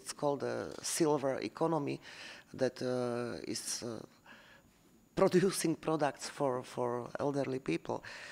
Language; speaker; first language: English; non-native, fluent; Slovak